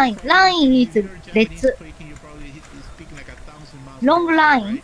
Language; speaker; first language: English; non-native, learner; Japanese